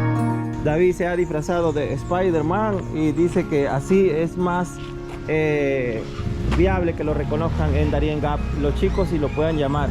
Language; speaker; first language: Spanish; native; Spanish